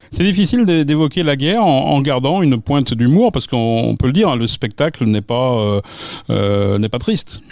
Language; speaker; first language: French; native; French